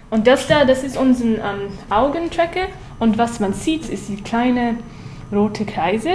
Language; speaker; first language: German; non-native, learner; English